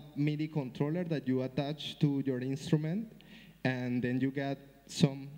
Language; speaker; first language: English; non-native, fluent; Spanish